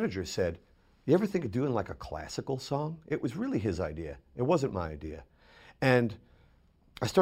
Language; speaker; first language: English; native; English